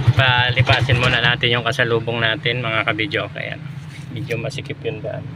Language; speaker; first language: Filipino; native; Filipino